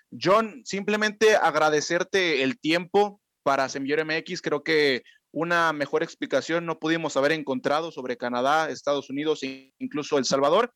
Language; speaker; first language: Spanish; native; Spanish